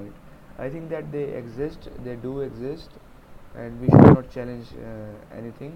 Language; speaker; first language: English; non-native, local second language; Hindi